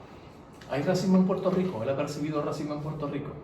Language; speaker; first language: Spanish; native; Spanish